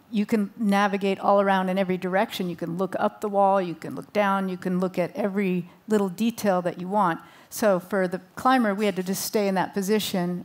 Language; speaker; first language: English; native; English